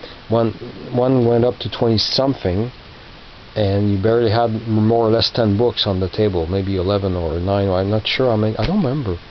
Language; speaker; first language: English; non-native, local second language; French